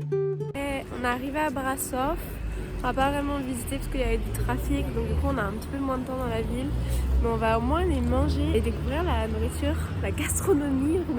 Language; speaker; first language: French; native; French